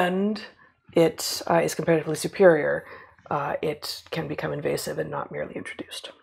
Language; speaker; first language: English; native; English